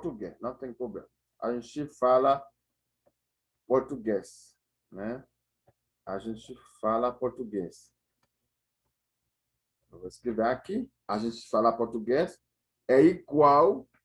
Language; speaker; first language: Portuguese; non-native, fluent; Haitian Creole